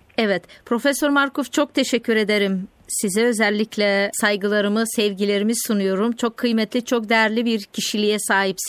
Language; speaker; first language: Turkish; native; Turkish